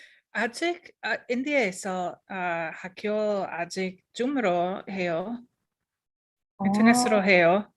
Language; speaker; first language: Korean; non-native, learner; English